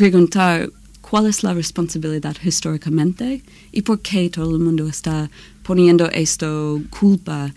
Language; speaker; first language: Spanish; non-native, learner; English